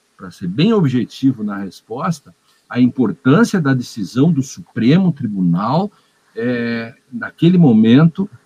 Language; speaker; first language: Portuguese; native; Portuguese